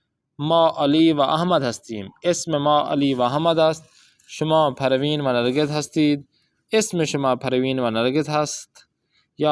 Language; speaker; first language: Persian; non-native, fluent; Urdu